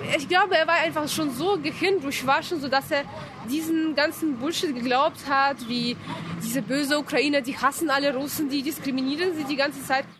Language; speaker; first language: German; non-native, fluent; Russian